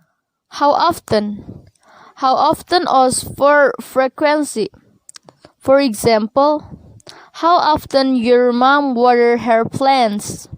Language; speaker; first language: English; non-native, learner; Indonesian